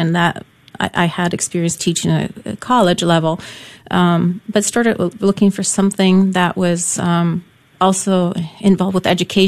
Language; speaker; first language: English; non-native, fluent; Polish